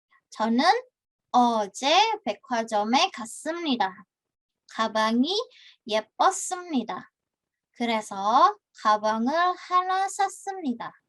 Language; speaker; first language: Korean; non-native, fluent; Indonesian